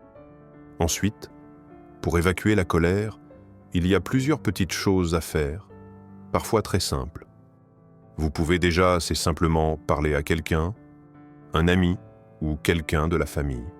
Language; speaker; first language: French; native; French